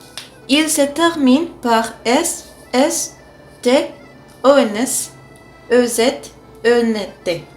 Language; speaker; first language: French; non-native, learner; Spanish